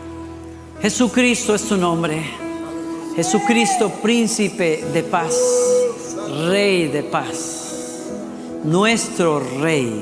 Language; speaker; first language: Spanish; native; Spanish